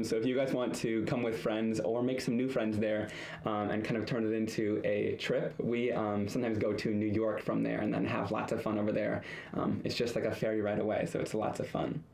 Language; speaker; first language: English; native; English